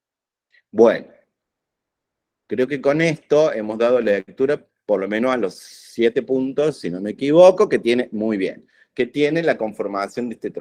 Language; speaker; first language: Spanish; native; Spanish